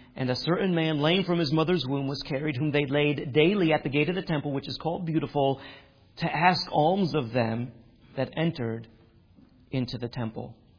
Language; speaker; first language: English; native; English